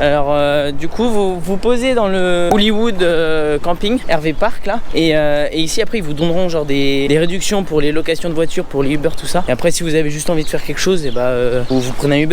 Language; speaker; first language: French; native; French